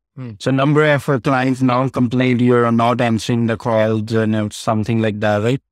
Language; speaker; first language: English; non-native, local second language; Punjabi